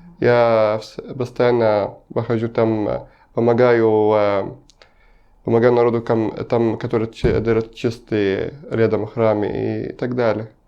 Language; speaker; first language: Russian; non-native, learner; Arabic